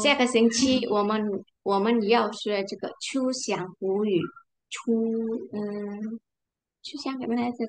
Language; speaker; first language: Chinese; non-native, fluent; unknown